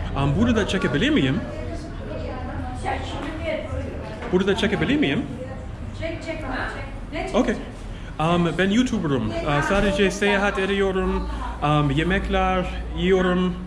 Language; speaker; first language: Turkish; non-native, learner; English